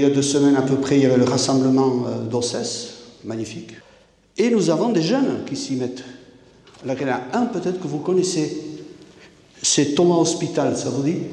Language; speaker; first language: French; native; French